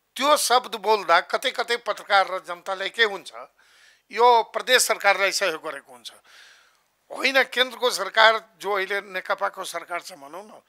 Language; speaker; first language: Nepali; non-native, local second language; Maithili